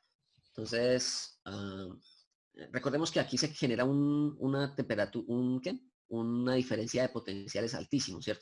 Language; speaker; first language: Spanish; native; Spanish